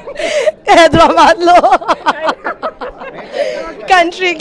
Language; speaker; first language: Telugu; non-native, learner; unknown